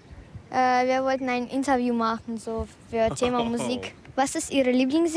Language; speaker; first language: German; non-native, learner; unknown